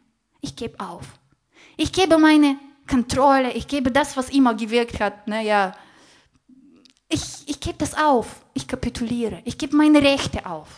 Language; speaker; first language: German; non-native, fluent; Russian